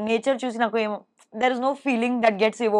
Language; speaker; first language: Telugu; non-native, fluent; Hindi